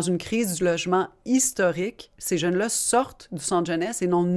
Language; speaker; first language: French; native; French